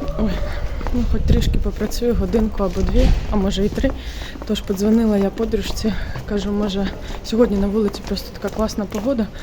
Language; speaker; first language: Ukrainian; non-native, local second language; Russian